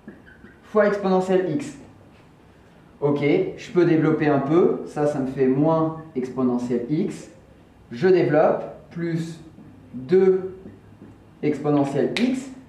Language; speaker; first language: French; native; French